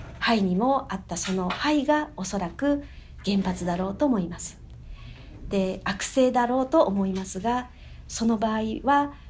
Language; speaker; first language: Japanese; native; Japanese